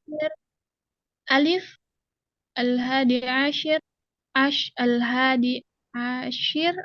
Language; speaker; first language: Arabic; non-native, learner; Indonesian